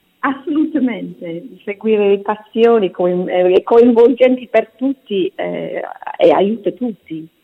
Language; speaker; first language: Italian; non-native, fluent; English